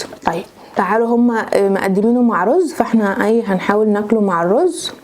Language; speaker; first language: Arabic; native; Arabic